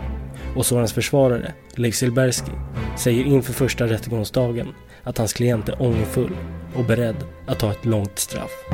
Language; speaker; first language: Swedish; native; Swedish